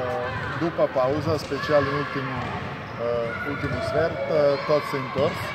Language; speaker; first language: Romanian; non-native, fluent; Serbian